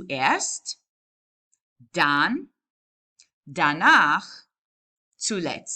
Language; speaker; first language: German; non-native, fluent; English